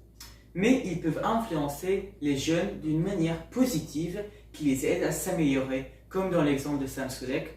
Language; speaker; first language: French; non-native, learner; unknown